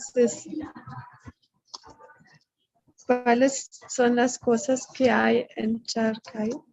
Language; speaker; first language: Spanish; non-native, fluent; German